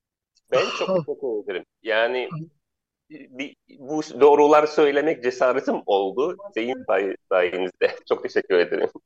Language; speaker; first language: Turkish; non-native, learner; Arabic